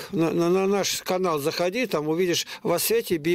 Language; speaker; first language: Russian; native; Russian